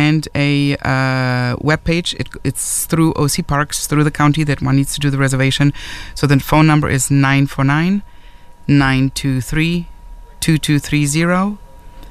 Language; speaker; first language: English; non-native, fluent; German